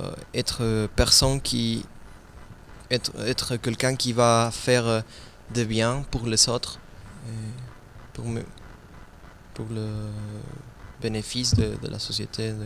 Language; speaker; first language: French; non-native, learner; Spanish